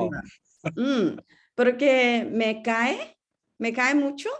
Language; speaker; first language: Spanish; non-native, learner; English